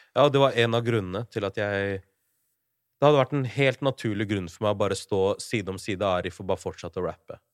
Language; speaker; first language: Norwegian; early bilingual, other home language; Urdu